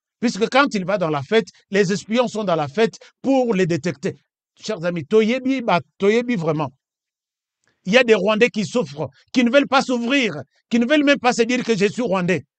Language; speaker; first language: French; non-native, local second language; Lingala